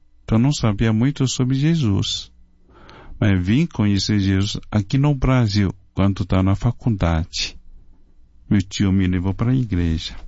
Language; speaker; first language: Portuguese; non-native, fluent; Chinese